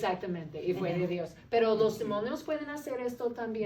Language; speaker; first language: Spanish; non-native, learner; English